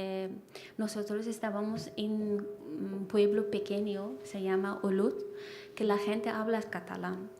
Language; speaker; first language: Spanish; non-native, learner; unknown